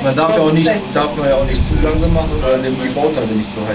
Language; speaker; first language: German; native; German